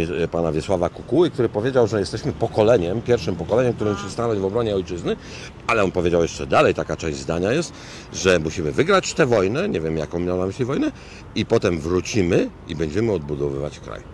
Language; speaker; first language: Polish; native; Polish